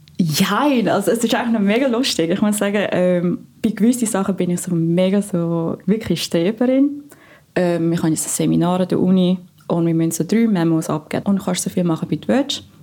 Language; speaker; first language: German; non-native, fluent; Filipino